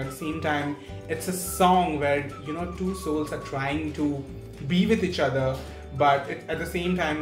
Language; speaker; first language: English; non-native, local second language; Bangla